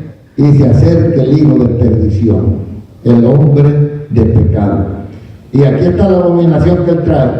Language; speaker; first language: Spanish; native; Spanish